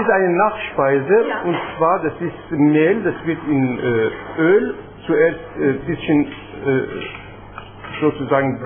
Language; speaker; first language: German; non-native, fluent; Persian